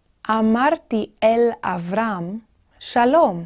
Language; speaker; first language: Hebrew; non-native, fluent; English